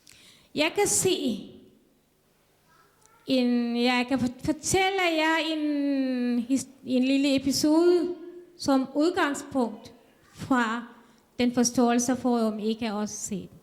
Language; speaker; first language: Danish; non-native, fluent; Tamil